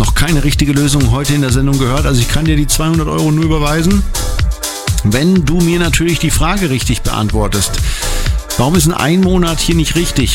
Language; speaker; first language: German; native; German